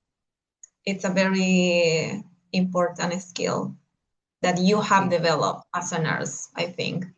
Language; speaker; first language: English; non-native, learner; Spanish